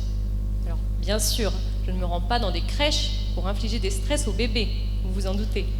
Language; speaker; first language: French; native; French